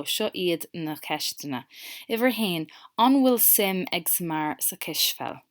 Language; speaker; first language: Irish; non-native, local second language; English